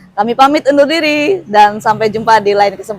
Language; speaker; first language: Indonesian; native; Indonesian